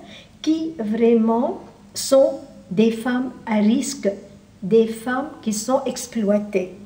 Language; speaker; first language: French; non-native, local second language; Arabic